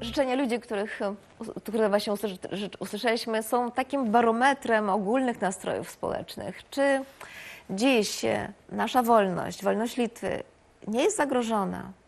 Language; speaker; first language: Polish; native; Polish